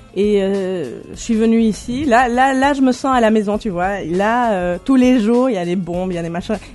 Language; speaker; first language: French; non-native, local second language; Armenian